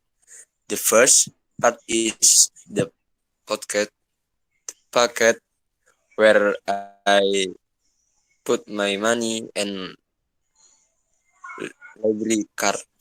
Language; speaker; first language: English; non-native, learner; Indonesian